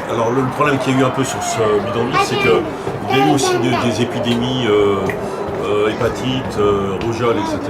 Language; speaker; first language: French; native; French